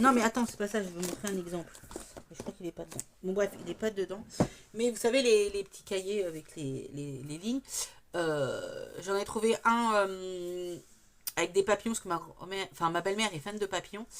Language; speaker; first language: French; native; French